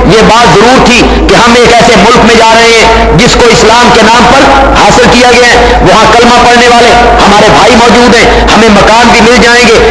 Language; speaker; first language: Urdu; non-native, local second language; Punjabi